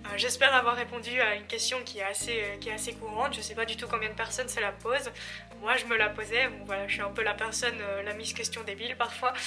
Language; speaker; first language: French; native; French